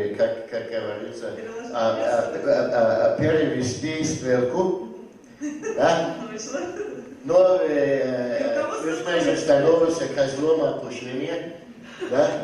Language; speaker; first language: Russian; non-native, fluent; English